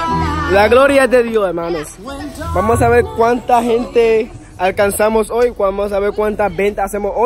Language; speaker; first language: Spanish; early bilingual, heritage; English